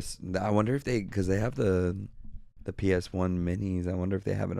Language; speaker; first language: English; native; English